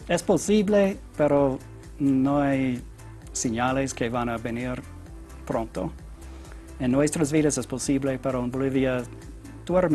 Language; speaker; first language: Spanish; non-native, learner; English